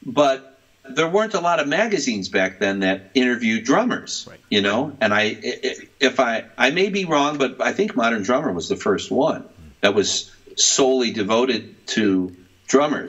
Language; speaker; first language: English; native; English